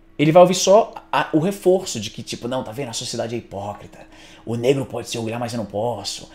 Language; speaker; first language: Portuguese; native; Portuguese